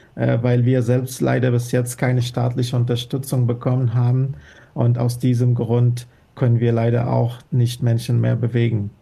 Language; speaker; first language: German; non-native, fluent; Persian